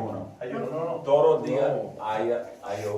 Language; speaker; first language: Spanish; non-native, learner; English